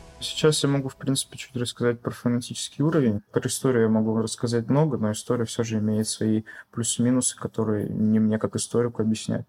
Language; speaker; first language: Russian; early bilingual, other home language; Armenian